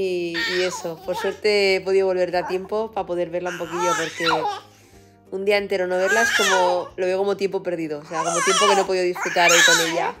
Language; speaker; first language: Spanish; native; Spanish